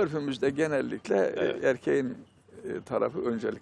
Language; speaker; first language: Turkish; native; Turkish